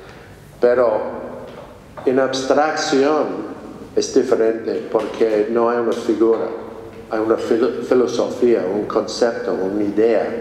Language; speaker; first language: Spanish; non-native, fluent; English